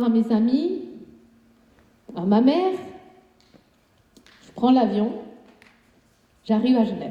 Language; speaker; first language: French; non-native, fluent; Spanish